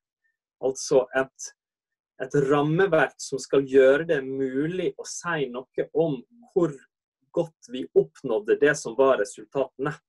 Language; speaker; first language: Norwegian; native; Norwegian